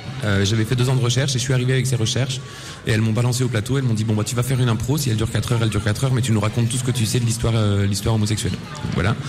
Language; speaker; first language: French; native; French